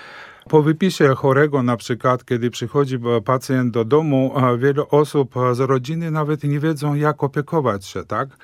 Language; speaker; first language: Polish; non-native, fluent; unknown